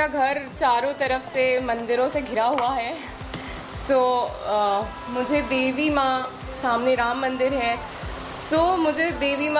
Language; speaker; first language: Hindi; native; Hindi